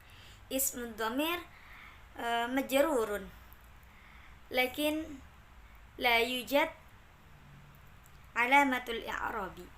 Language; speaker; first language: Arabic; non-native, learner; Indonesian